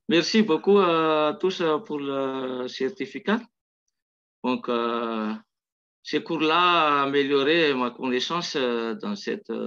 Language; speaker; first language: French; non-native, local second language; Malagasy